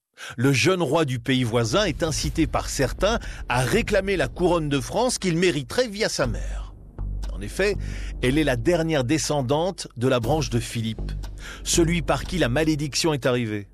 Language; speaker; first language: French; native; French